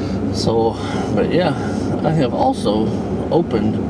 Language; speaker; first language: English; native; English